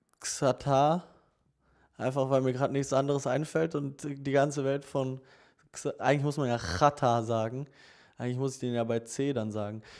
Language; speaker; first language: German; native; German